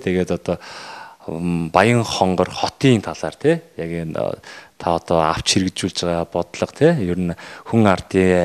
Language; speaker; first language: Mongolian; native; Mongolian